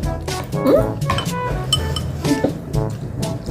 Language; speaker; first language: English; non-native, local second language; Filipino